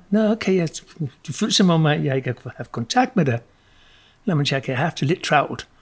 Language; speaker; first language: Danish; non-native, fluent; English